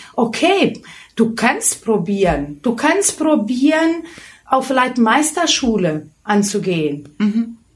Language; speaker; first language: German; non-native, fluent; Lithuanian